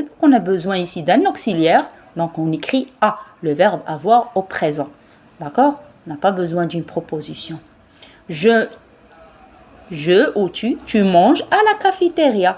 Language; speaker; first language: French; non-native, local second language; Arabic